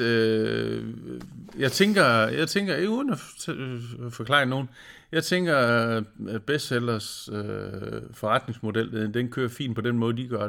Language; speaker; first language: Danish; native; Danish